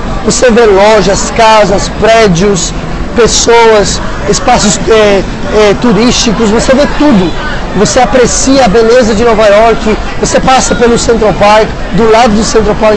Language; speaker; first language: Portuguese; non-native, fluent; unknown